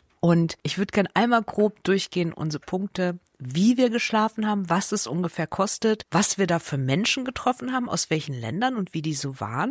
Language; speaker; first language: German; native; German